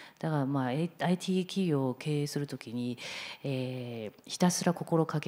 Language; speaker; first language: Japanese; non-native, fluent; Chinese